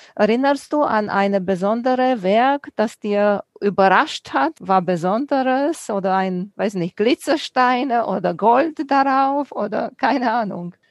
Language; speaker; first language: German; non-native, fluent; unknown